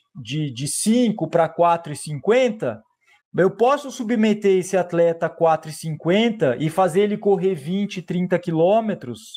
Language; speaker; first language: Portuguese; native; Portuguese